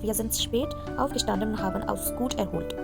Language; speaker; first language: German; non-native, fluent; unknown